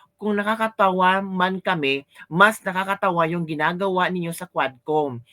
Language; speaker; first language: Filipino; non-native, local second language; Cebuano